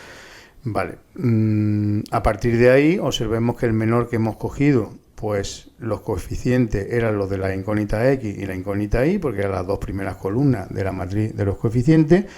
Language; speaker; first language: Spanish; native; Spanish